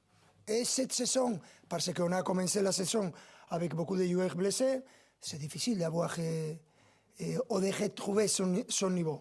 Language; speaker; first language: French; non-native, fluent; Spanish